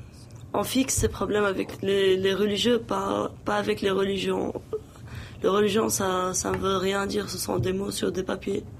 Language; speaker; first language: French; non-native, local second language; Arabic